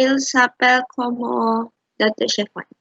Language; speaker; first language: French; non-native, learner; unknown